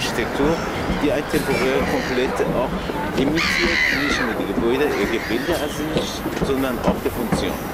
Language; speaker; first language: German; non-native, fluent; Persian